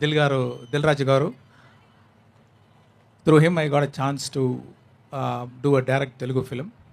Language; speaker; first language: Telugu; non-native, learner; Tamil